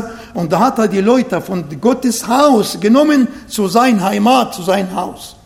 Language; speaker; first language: German; non-native, fluent; Arabic